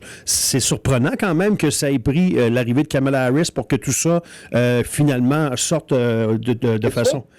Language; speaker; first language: French; native; French